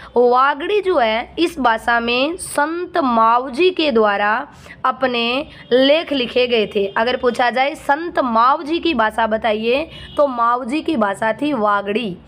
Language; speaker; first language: Hindi; native; Hindi